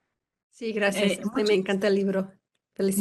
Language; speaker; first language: Spanish; non-native, fluent; English